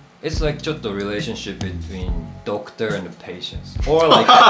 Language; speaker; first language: English; non-native, fluent; Japanese